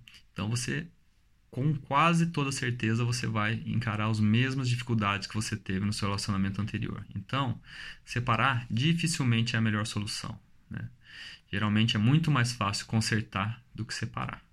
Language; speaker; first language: Portuguese; native; Portuguese